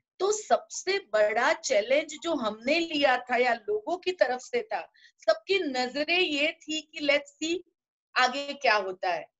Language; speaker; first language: Hindi; non-native, local second language; Gujarati